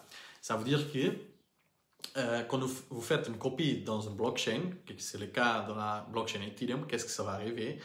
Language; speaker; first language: French; non-native, learner; Portuguese